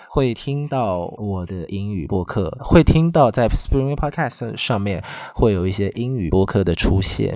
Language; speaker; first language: Chinese; non-native, fluent; Vietnamese